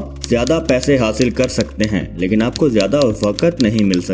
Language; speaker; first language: Urdu; native; Urdu